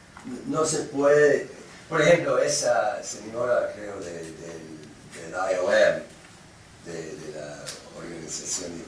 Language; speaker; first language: Spanish; non-native, fluent; English